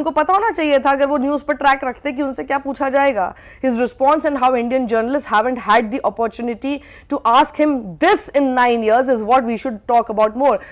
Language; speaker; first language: Hindi; native; Hindi